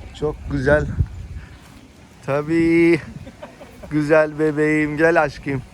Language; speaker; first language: Turkish; non-native, learner; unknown